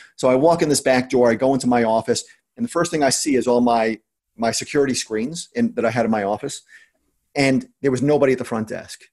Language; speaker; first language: English; native; English